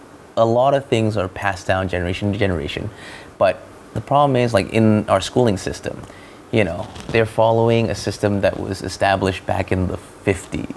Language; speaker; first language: English; non-native, local second language; Malay